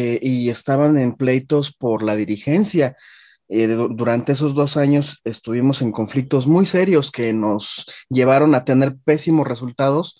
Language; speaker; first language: Spanish; native; Spanish